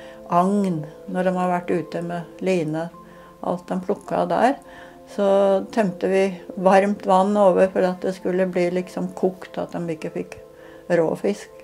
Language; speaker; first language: Norwegian; native; Norwegian